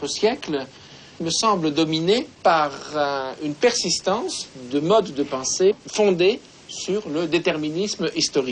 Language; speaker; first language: French; native; French